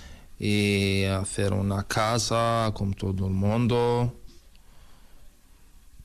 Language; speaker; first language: Spanish; non-native, learner; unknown